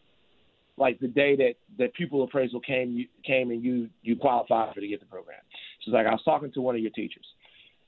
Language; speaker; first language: English; native; English